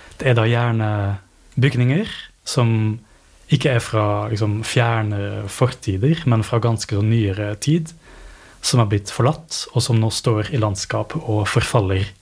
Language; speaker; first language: Norwegian; native; Norwegian